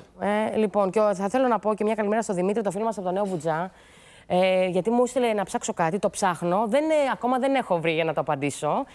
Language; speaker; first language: Greek; native; Greek